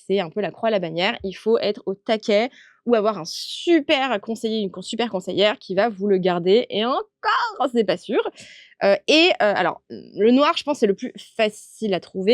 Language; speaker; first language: French; native; French